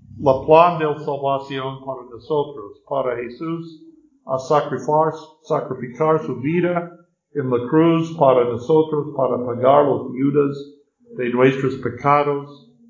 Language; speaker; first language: Spanish; non-native, learner; English